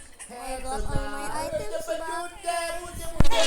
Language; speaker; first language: English; non-native, local second language; Filipino